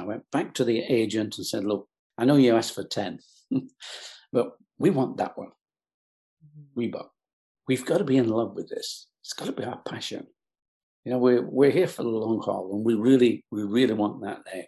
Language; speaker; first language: English; native; English